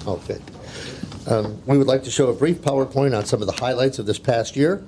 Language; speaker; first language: English; native; English